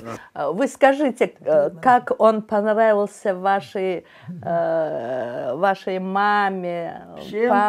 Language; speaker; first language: Russian; non-native, fluent; Mongolian